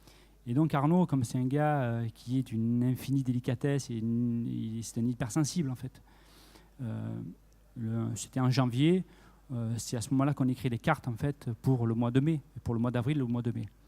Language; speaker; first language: French; native; French